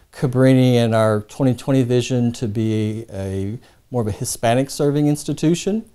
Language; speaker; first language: English; non-native, fluent; Spanish